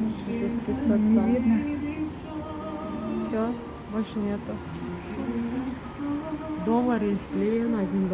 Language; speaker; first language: Russian; non-native, local second language; Kazakh